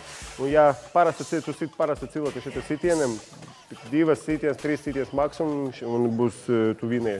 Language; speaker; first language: Latvian; non-native, learner; Russian